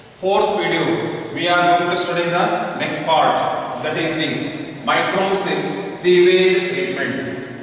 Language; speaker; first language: English; non-native, local second language; Kannada